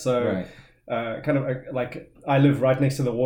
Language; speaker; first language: English; native; English